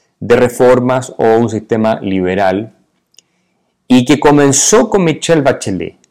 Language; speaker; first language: Spanish; native; Spanish